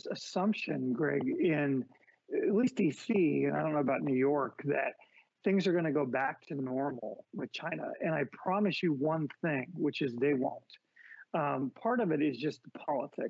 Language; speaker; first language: English; native; English